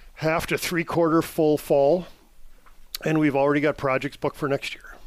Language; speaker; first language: English; native; English